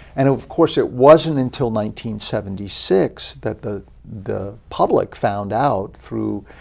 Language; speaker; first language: English; native; English